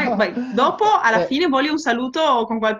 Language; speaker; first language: Italian; non-native, fluent; Spanish